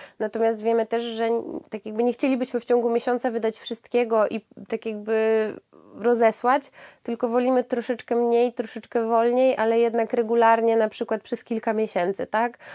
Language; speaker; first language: Polish; native; Polish